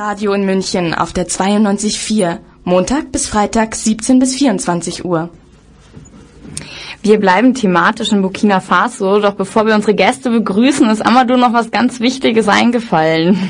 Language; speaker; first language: German; native; German